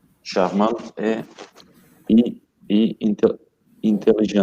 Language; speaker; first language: French; non-native, learner; Portuguese